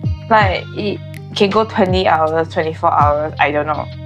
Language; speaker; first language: English; non-native, local second language; Chinese